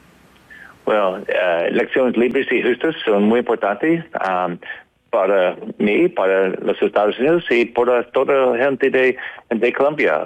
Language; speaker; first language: Spanish; non-native, learner; English